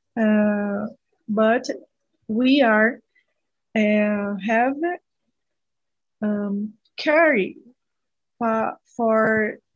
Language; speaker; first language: English; non-native, learner; Portuguese